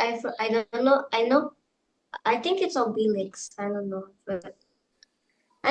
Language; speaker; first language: English; non-native, fluent; Indonesian